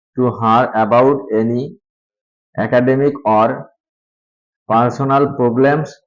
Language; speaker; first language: English; non-native, local second language; Bangla